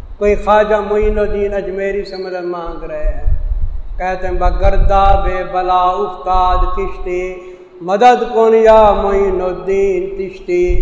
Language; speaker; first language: Urdu; non-native, local second language; Saraiki